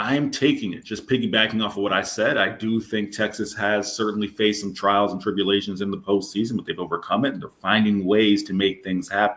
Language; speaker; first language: English; native; English